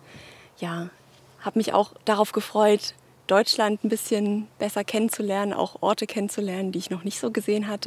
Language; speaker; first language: German; native; German